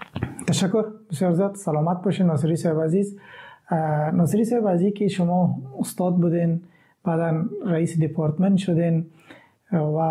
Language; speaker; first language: Persian; native; Persian